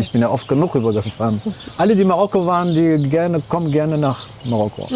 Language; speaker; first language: German; early bilingual, other home language; Arabic